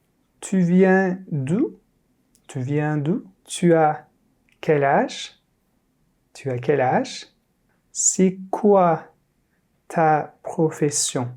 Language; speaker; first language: French; non-native, fluent; Turkish